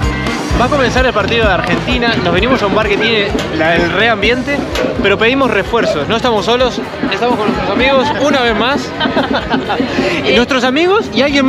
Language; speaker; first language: Spanish; native; Spanish